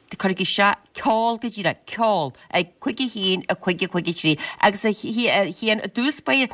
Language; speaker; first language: Irish; native; Irish